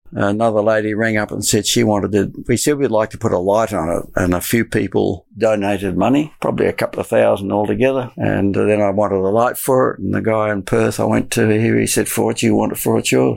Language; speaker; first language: English; native; English